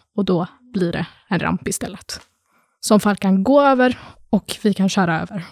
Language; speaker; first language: Swedish; early bilingual, other home language; Arabic